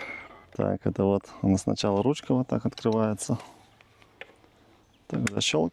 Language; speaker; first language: Russian; native; Russian